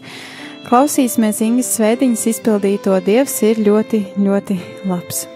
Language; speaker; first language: Latvian; native; Latvian